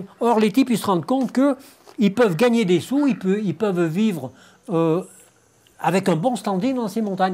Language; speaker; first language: French; native; French